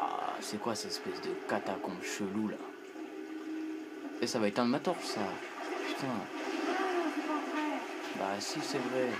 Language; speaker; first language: French; native; French